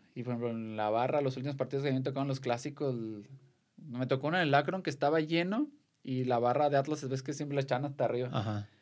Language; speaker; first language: Spanish; native; Spanish